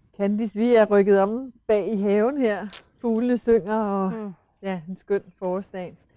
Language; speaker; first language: Danish; native; Danish